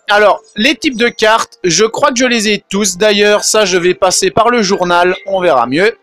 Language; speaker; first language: French; native; French